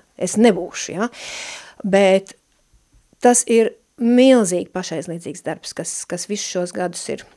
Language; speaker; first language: Latvian; native; Latvian